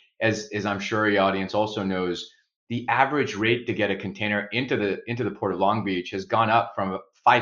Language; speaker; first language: English; non-native, local second language; Urdu